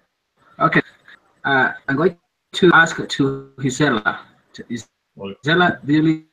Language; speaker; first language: English; non-native, learner; Spanish